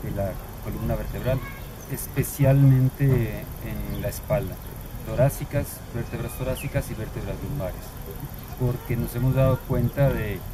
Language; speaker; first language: Spanish; native; Spanish